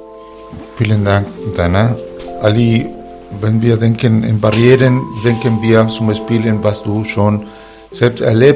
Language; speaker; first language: German; non-native, fluent; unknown